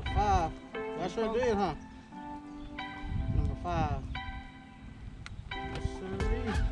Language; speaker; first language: English; native; English